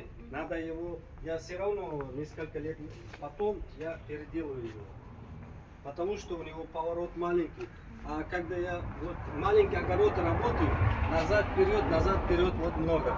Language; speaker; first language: Russian; non-native, local second language; Uzbek